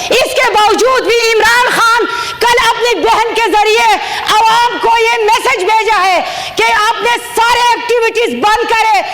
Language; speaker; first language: Urdu; non-native, local second language; Khowar